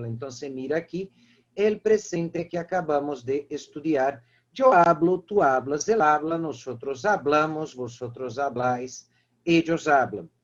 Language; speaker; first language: Spanish; non-native, fluent; Portuguese